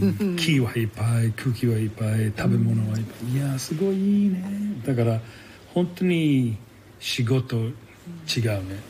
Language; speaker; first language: Japanese; non-native, learner; English